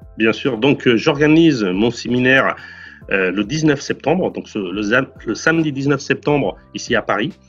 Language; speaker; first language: French; non-native, fluent; Portuguese